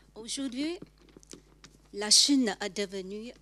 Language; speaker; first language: French; non-native, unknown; Chinese